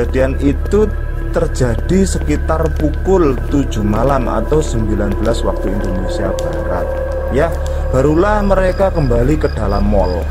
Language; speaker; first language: Indonesian; native; Indonesian